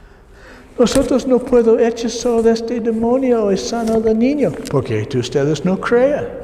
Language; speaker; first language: Spanish; non-native, learner; English